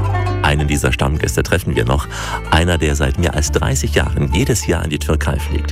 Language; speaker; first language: German; native; German